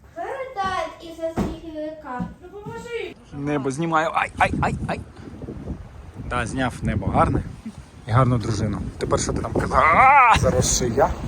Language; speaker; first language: Ukrainian; non-native, local second language; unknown